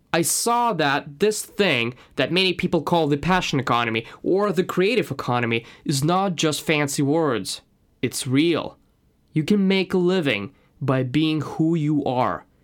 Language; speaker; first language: English; non-native, fluent; Russian